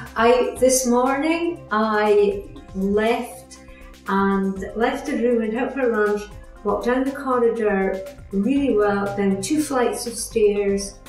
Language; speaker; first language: English; native; English